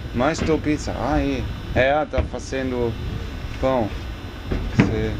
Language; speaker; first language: Portuguese; non-native, learner; German